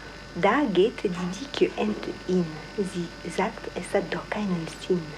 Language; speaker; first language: German; non-native, learner; French